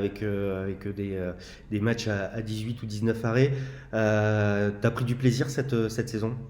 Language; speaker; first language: French; native; French